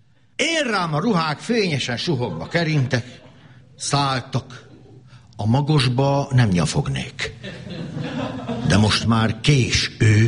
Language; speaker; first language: Hungarian; native; Hungarian